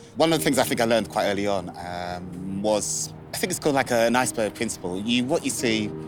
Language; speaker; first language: English; native; English